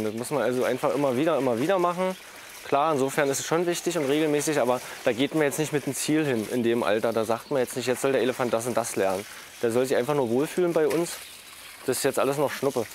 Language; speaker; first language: German; native; German